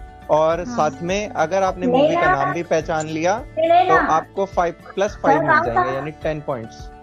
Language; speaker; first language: Hindi; native; Hindi